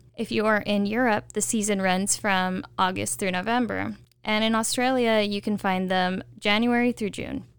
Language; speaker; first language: English; native; English